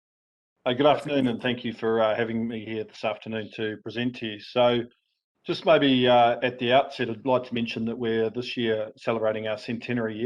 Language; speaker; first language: English; native; English